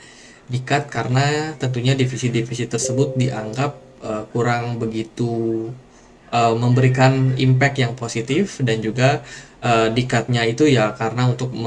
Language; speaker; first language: Indonesian; native; Indonesian